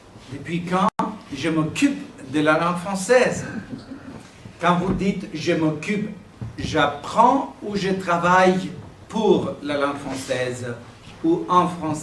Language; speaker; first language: French; non-native, fluent; Greek